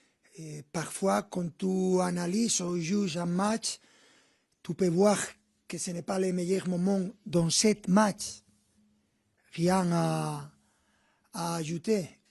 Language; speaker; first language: French; non-native, fluent; Spanish